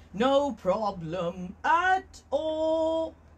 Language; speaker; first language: English; non-native, local second language; Urdu